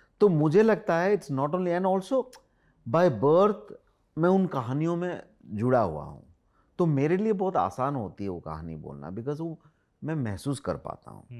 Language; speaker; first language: Hindi; non-native, local second language; Odia